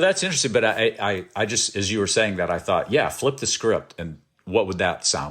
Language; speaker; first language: English; native; English